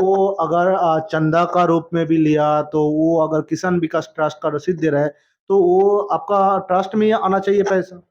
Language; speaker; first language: Hindi; non-native, local second language; Bangla